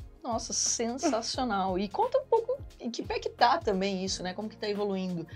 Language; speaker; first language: Portuguese; native; Portuguese